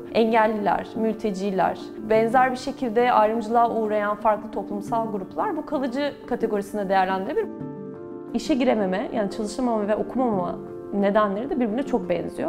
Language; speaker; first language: Turkish; native; Turkish